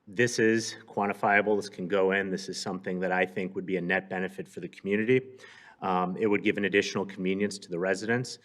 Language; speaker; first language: English; native; English